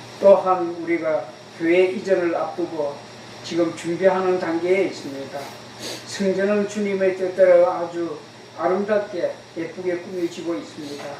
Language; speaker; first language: Korean; native; Korean